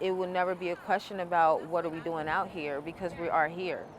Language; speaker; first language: English; native; English